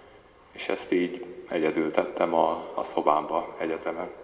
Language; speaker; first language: Hungarian; early bilingual, heritage; Hungarian